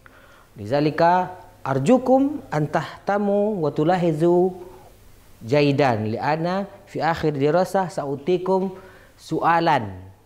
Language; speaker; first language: Arabic; non-native, fluent; Indonesian